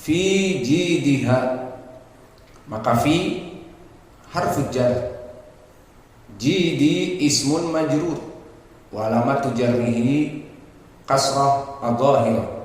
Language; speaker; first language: Arabic; non-native, fluent; Indonesian